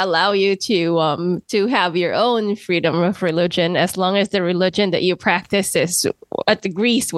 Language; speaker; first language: English; non-native, local second language; Filipino